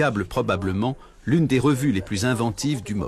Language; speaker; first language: French; native; French